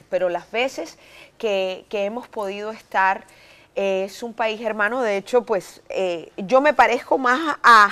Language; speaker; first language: Spanish; native; Spanish